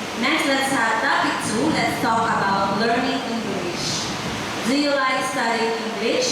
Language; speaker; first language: English; non-native, fluent; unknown